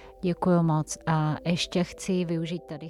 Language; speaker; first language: Czech; non-native, fluent; Tatar